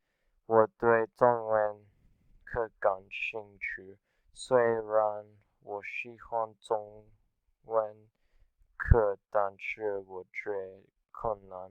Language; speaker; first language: Chinese; non-native, learner; English